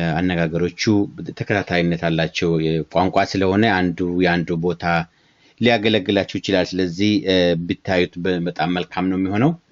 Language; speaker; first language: Amharic; non-native, local second language; Oromo